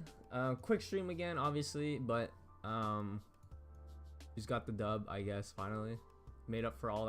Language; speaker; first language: English; native; English